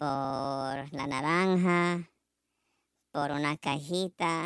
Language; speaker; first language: Spanish; non-native, learner; English